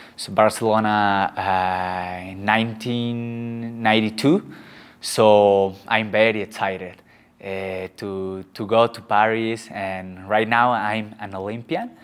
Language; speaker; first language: Spanish; native; Spanish